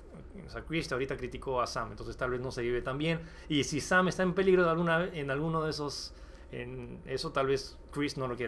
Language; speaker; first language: Spanish; native; Spanish